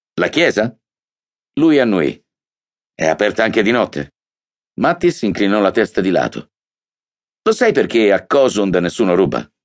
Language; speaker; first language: Italian; native; Italian